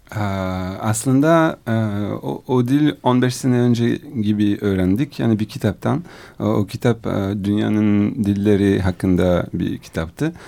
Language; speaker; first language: Turkish; non-native, learner; French